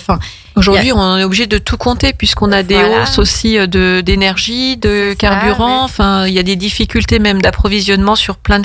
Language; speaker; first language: French; native; French